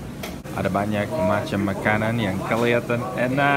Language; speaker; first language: Indonesian; non-native, fluent; English